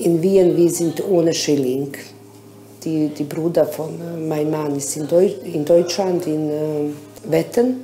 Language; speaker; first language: German; non-native, learner; Bosnian